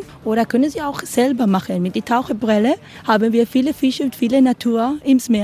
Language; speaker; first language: German; non-native, learner; Spanish